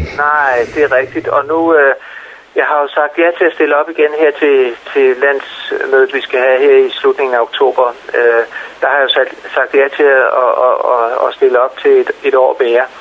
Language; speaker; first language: Danish; native; Danish